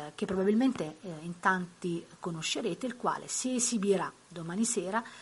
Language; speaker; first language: Italian; native; Italian